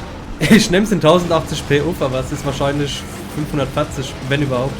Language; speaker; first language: German; native; German